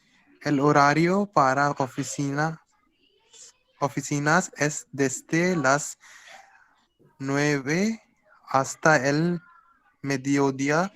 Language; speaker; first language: Spanish; non-native, learner; Hindi